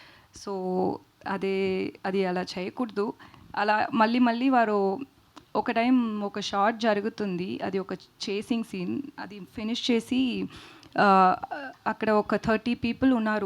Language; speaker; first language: Telugu; non-native, learner; Tamil